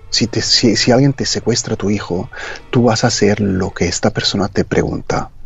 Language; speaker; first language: Spanish; non-native, fluent; Italian